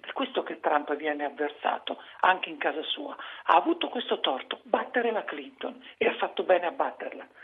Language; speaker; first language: Italian; non-native, fluent; Arabic